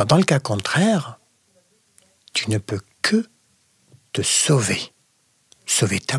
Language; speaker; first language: French; non-native, fluent; Arabic